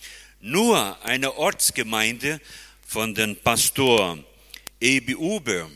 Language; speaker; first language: German; early bilingual, heritage; German